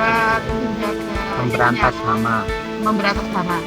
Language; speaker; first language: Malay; non-native, local second language; Javanese